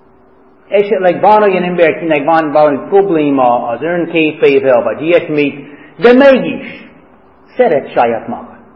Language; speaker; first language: Hungarian; non-native, fluent; English